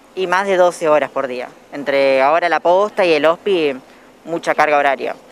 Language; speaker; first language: Spanish; native; Spanish